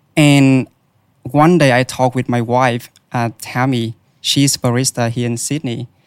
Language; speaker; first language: English; non-native, fluent; Vietnamese